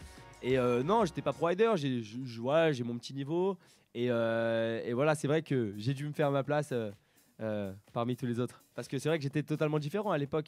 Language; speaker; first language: French; native; French